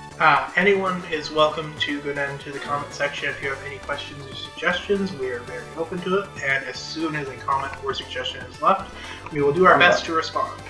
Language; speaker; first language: English; native; English